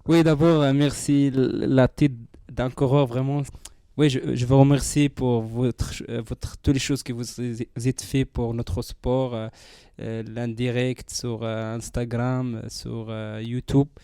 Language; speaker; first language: French; non-native, learner; Central Atlas Tamazight